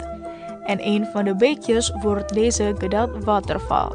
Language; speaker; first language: Dutch; non-native, fluent; Indonesian